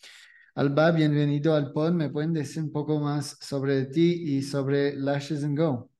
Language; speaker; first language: Spanish; non-native, learner; French